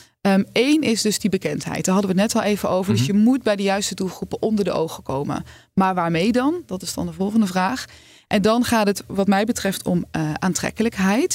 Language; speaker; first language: Dutch; native; Dutch